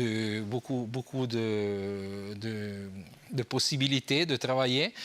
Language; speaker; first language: French; non-native, local second language; Italian